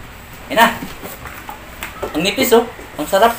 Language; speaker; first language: Filipino; non-native, local second language; Cebuano